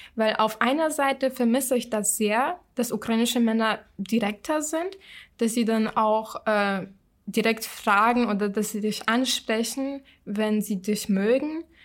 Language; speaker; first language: German; non-native, fluent; Ukrainian